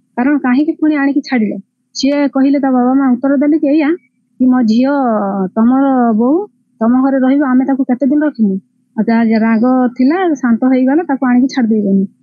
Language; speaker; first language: Odia; non-native, local second language; Santali